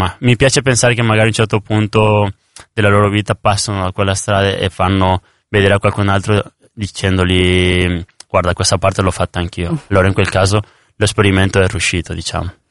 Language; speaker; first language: Italian; early bilingual, other home language; Spanish